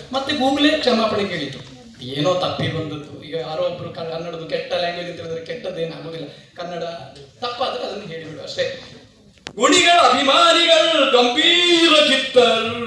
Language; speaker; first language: Kannada; non-native, local second language; Malayalam